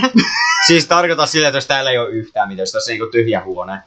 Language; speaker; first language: Finnish; native; Finnish